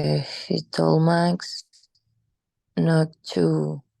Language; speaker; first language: English; non-native, learner; Spanish